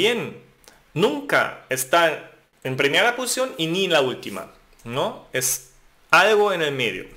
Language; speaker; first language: Spanish; non-native, fluent; German